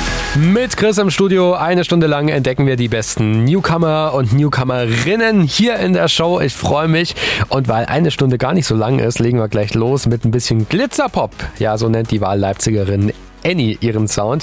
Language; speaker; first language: German; native; German